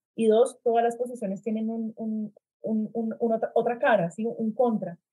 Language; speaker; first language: Spanish; native; Spanish